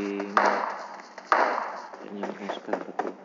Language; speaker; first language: Indonesian; native; Indonesian